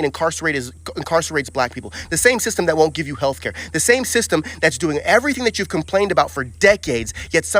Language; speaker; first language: English; native; English